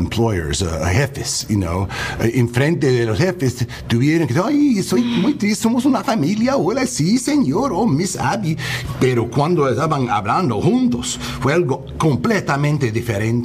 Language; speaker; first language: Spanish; non-native, learner; English